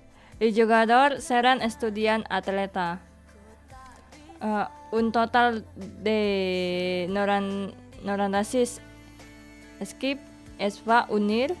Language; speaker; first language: Catalan; non-native, learner; Indonesian